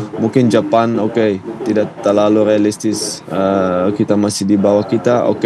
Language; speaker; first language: Indonesian; non-native, fluent; Dutch